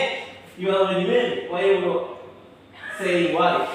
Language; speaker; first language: English; non-native, learner; Indonesian